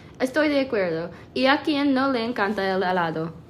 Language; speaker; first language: Spanish; non-native, learner; English